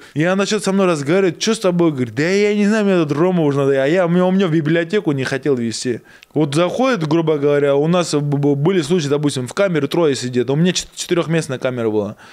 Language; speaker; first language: Russian; native; Russian